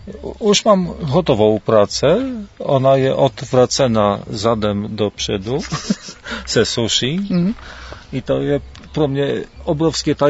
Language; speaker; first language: Czech; non-native, learner; Polish